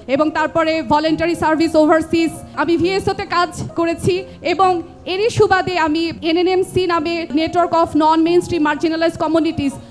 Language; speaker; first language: Bangla; non-native, local second language; Santali